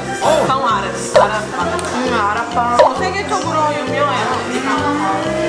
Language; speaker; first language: Korean; non-native, learner; Portuguese